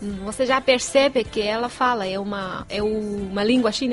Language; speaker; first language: Portuguese; non-native, fluent; Chinese